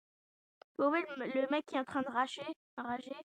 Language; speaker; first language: French; native; French